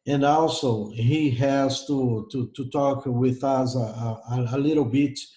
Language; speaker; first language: English; non-native, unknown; Portuguese